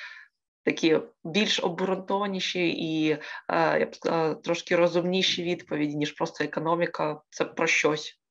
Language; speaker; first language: Ukrainian; native; Ukrainian